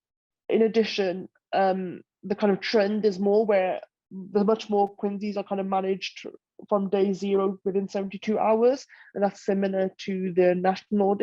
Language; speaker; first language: English; native; English